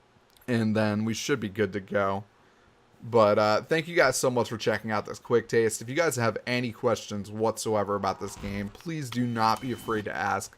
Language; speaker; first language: English; native; English